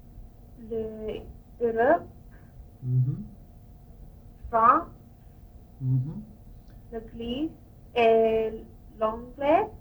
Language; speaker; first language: French; non-native, learner; English